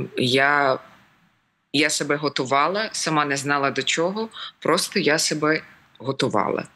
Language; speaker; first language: Ukrainian; native; Ukrainian